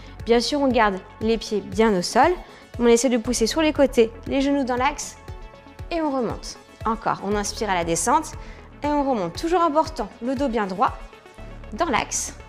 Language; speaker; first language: French; native; French